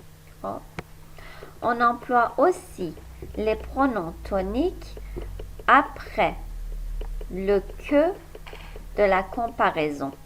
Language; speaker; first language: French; non-native, fluent; Persian